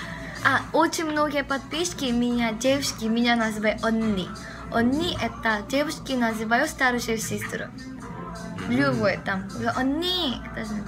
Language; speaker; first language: Russian; non-native, learner; Korean